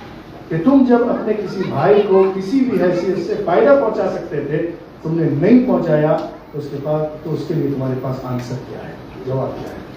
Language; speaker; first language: Urdu; native; Urdu